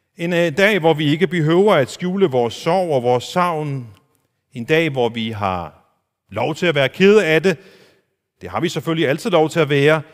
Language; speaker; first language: Danish; non-native, local second language; Faroese